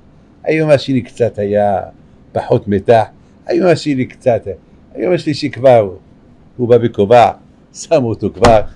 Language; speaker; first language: Hebrew; non-native, fluent; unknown